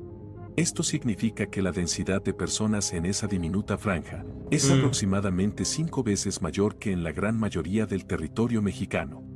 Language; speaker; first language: Spanish; native; Spanish